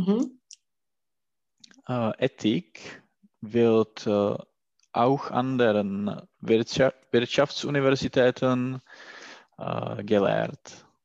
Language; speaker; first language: German; non-native, learner; Czech